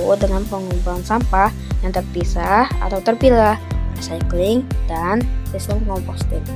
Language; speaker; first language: Indonesian; native; Indonesian